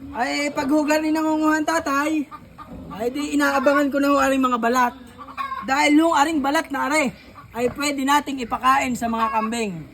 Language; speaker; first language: Filipino; native; Filipino